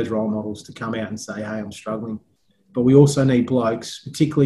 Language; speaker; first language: English; native; English